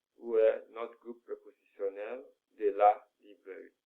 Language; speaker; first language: French; non-native, fluent; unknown